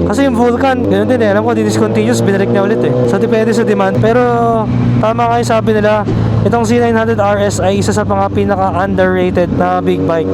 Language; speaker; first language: Filipino; native; Filipino